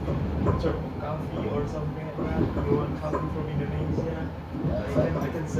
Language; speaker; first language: English; non-native, fluent; Indonesian